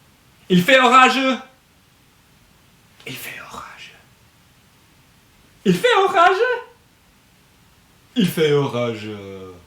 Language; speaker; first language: French; non-native, fluent; English